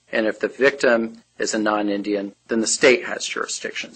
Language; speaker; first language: English; native; English